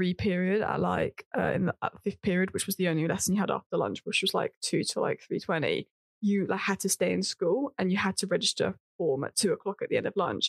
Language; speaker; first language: English; native; English